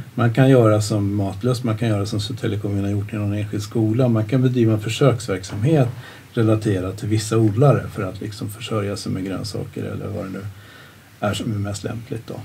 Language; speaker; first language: Swedish; native; Swedish